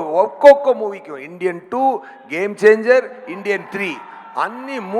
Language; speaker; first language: Telugu; non-native, learner; Tamil